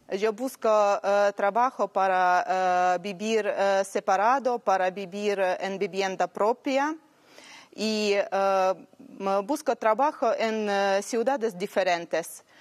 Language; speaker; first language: Spanish; non-native, learner; Ukrainian